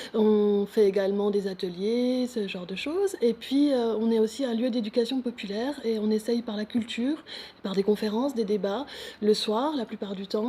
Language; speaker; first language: French; native; French